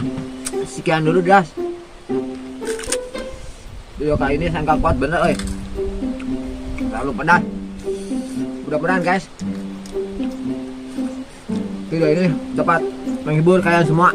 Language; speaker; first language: Indonesian; non-native, local second language; Sundanese